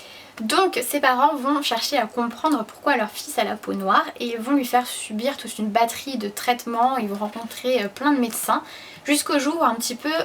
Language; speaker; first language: French; native; French